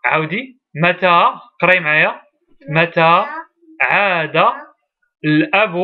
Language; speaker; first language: Arabic; native; Arabic